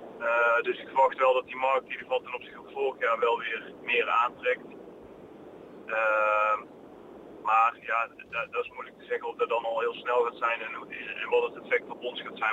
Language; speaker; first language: Dutch; native; Dutch